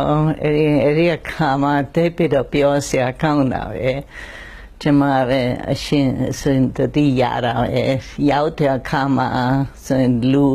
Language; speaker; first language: Burmese; non-native, learner; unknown